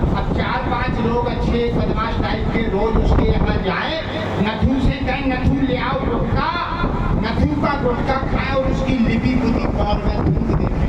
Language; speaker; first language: Hindi; native; Hindi